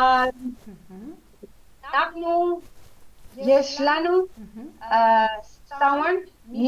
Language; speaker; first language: Hebrew; non-native, learner; English